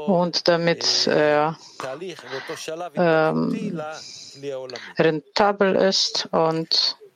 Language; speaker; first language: German; non-native, fluent; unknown